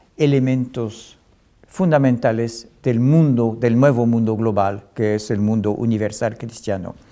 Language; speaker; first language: Spanish; non-native, fluent; French